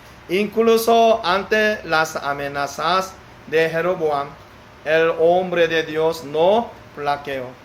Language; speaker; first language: Spanish; non-native, learner; Korean